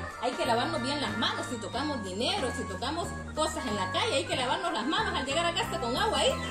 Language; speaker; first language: Spanish; native; Spanish